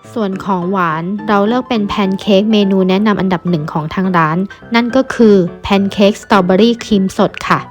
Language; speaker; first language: Thai; native; Thai